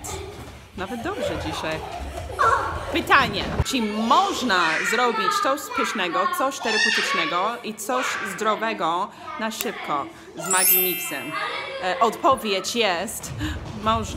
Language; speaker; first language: Polish; non-native, learner; English